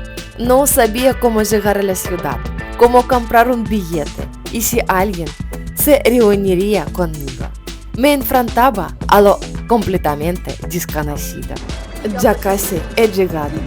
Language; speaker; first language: Spanish; non-native, learner; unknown